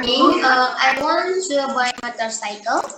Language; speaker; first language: English; non-native, learner; Indonesian